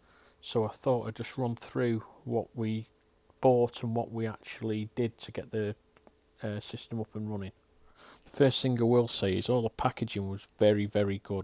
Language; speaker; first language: English; native; English